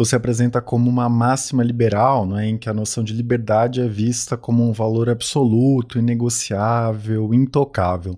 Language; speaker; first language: Portuguese; native; Portuguese